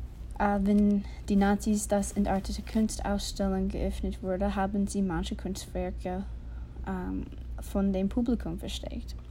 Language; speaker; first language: German; non-native, learner; English